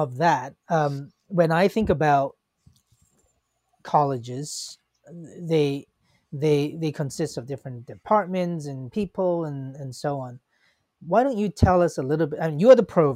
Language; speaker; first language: English; non-native, local second language; Cantonese